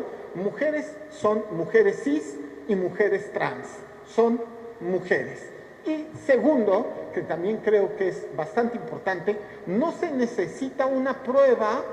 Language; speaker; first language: Spanish; native; Spanish